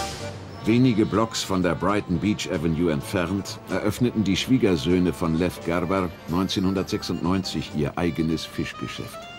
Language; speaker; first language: German; native; German